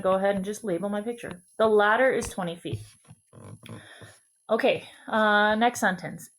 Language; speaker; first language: English; native; English